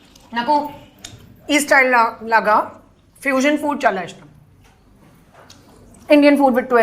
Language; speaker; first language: Telugu; non-native, learner; Hindi